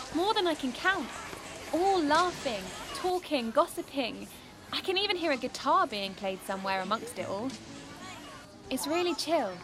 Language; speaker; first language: English; native; English